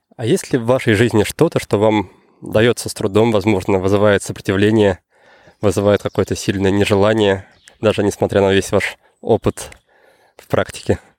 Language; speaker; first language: Russian; native; Russian